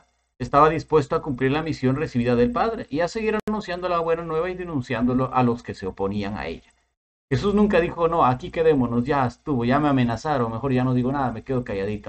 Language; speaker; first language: Spanish; native; Spanish